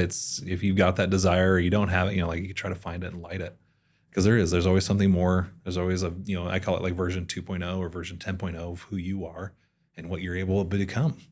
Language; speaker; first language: English; native; English